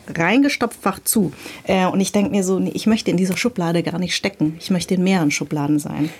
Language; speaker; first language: German; native; German